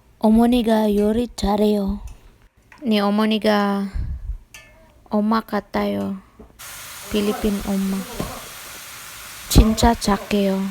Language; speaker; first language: Korean; non-native, learner; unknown